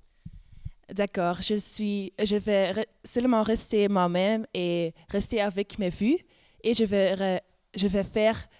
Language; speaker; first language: French; non-native, local second language; Dutch